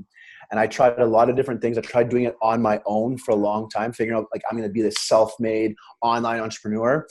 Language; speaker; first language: English; native; English